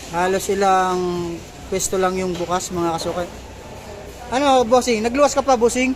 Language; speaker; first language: Filipino; native; Filipino